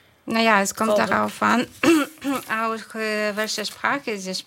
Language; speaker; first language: German; non-native, fluent; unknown